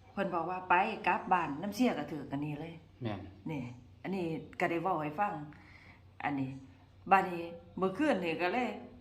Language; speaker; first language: Thai; native; Thai